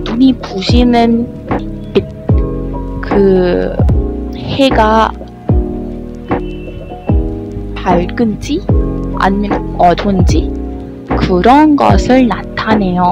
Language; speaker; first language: Korean; non-native, learner; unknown